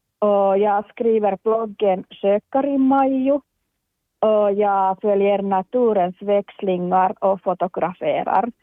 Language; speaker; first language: Swedish; non-native, local second language; Finnish